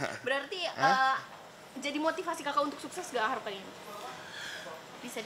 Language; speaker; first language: Indonesian; native; Indonesian